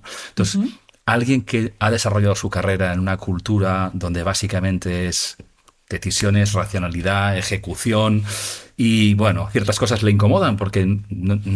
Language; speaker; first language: Spanish; native; Spanish